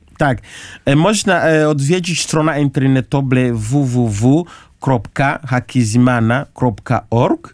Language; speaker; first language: Polish; non-native, learner; Kinyarwanda